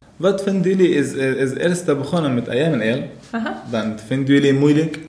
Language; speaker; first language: Dutch; non-native, fluent; Arabic